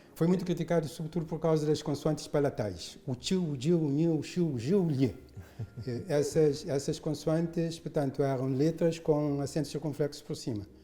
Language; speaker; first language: Portuguese; non-native, local second language; Kabuverdianu